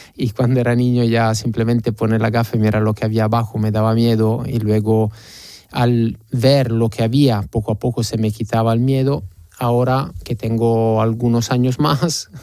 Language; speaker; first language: Spanish; non-native, fluent; Italian